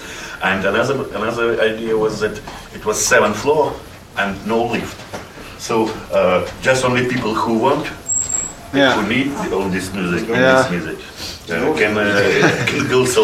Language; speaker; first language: English; non-native, learner; Russian